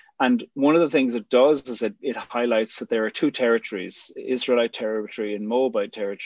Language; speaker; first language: English; native; English